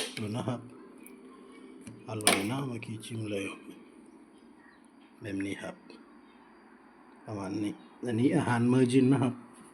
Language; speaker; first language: Thai; native; Thai